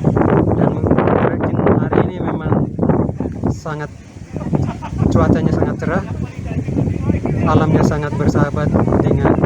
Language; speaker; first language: Indonesian; non-native, fluent; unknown